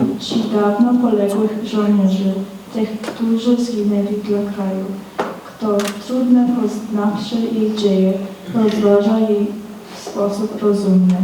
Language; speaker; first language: Polish; early bilingual, heritage; Polish